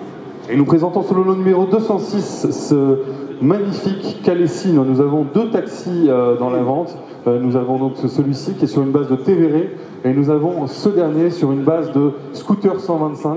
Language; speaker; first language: French; native; French